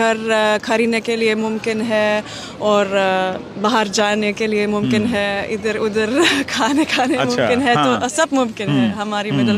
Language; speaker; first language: Hindi; non-native, learner; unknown